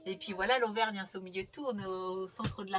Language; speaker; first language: French; native; French